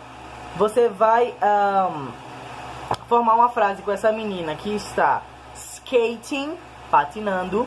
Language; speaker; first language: Portuguese; native; Portuguese